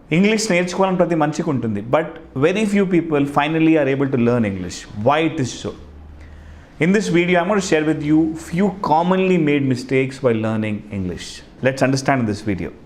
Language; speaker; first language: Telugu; non-native, local second language; Hindi